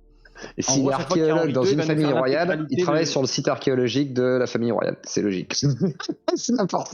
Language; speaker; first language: French; native; French